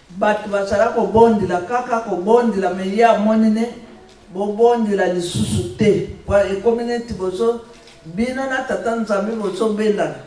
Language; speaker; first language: Lingala; non-native, local second language; Kongo